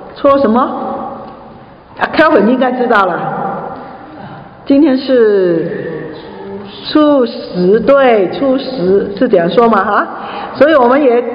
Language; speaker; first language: Chinese; non-native, local second language; Cantonese